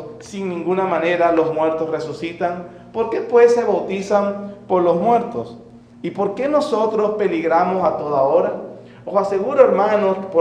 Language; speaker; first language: Spanish; native; Spanish